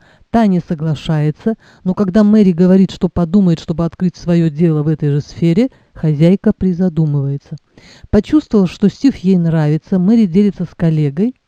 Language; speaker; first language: Russian; native; Russian